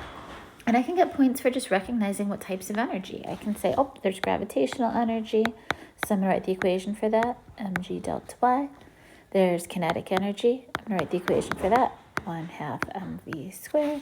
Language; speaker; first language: English; native; English